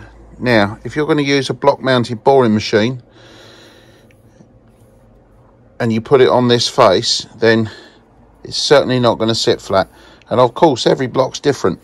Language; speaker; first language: English; native; English